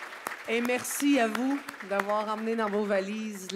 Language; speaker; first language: French; native; French